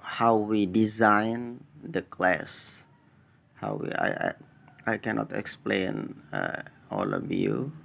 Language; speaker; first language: English; non-native, learner; Indonesian